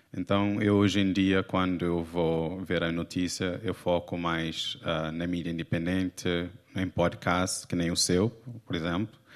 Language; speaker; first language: Portuguese; non-native, local second language; Kabuverdianu